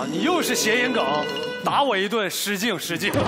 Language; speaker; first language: Chinese; native; Chinese